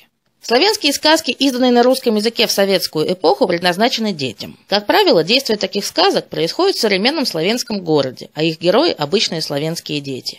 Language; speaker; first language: Russian; native; Russian